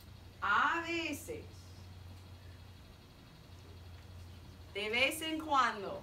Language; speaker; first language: Spanish; non-native, fluent; English